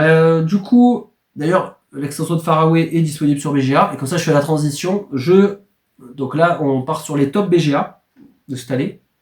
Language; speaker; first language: French; native; French